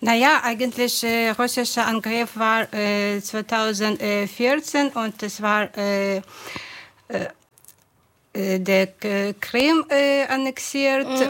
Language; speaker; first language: German; non-native, fluent; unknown